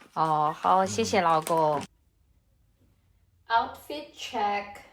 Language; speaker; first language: Chinese; non-native, learner; Filipino